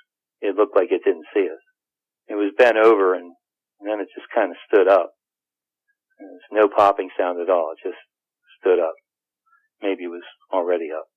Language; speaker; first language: English; native; English